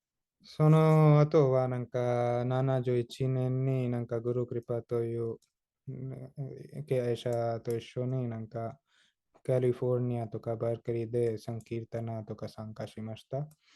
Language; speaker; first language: Japanese; non-native, fluent; Hindi